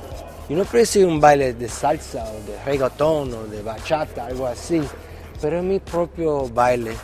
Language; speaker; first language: Spanish; early bilingual, heritage; Spanish